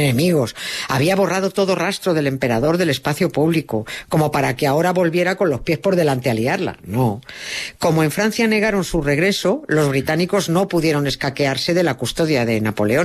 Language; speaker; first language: Spanish; native; Spanish